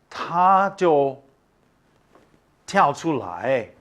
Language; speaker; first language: Chinese; non-native, fluent; English